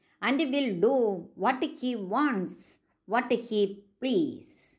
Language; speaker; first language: English; non-native, local second language; Malayalam